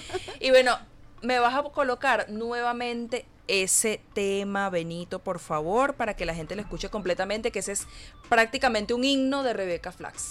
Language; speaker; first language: Spanish; native; Spanish